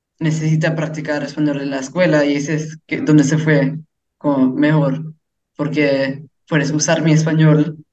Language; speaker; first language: Spanish; early bilingual, heritage; English